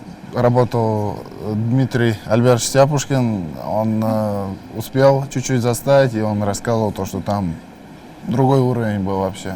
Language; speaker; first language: Russian; non-native, local second language; Tajik